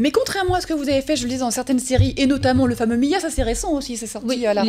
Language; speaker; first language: French; native; French